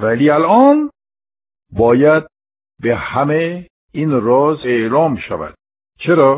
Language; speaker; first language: Persian; non-native, fluent; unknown